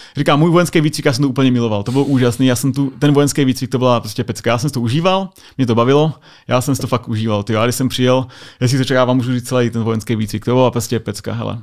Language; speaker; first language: Czech; native; Czech